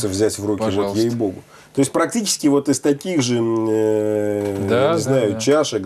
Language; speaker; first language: Russian; native; Russian